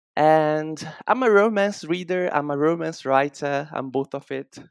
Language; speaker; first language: English; non-native, fluent; Portuguese